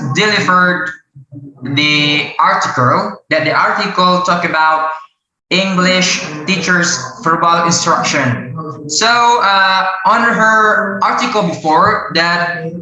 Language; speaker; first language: English; non-native, learner; Indonesian